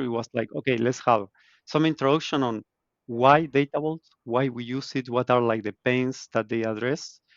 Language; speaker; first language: English; non-native, fluent; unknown